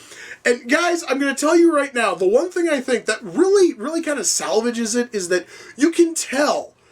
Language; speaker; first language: English; native; English